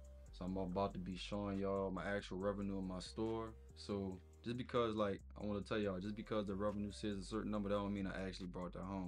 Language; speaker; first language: English; native; English